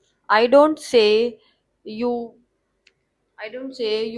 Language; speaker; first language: English; non-native, learner; Hindi